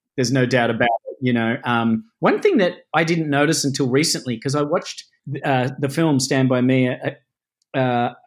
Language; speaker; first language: English; native; English